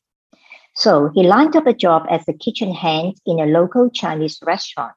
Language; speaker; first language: English; non-native, local second language; Cantonese